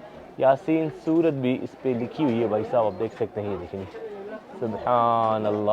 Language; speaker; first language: Hindi; non-native, local second language; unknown